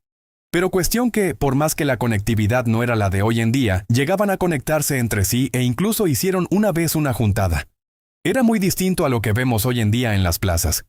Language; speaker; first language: Spanish; native; Spanish